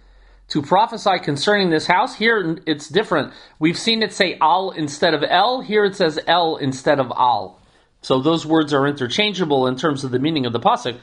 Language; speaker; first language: English; native; English